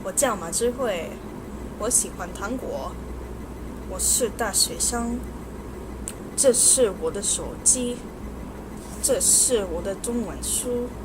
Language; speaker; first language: Chinese; non-native, learner; English